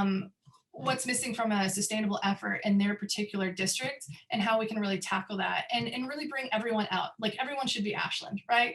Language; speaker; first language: English; native; English